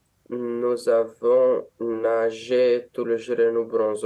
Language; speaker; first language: French; non-native, learner; Romanian